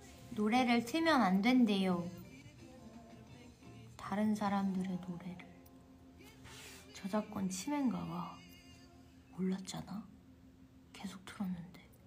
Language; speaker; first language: Korean; native; Korean